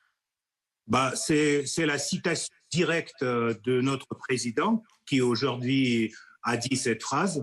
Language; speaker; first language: French; non-native, fluent; Russian